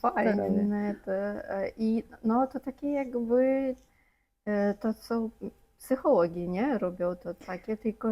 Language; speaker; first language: Polish; non-native, fluent; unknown